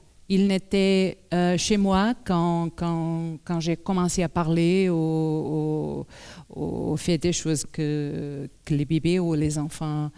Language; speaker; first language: French; non-native, learner; Portuguese